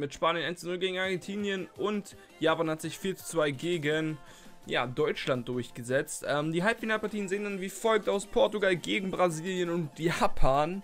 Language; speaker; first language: German; native; German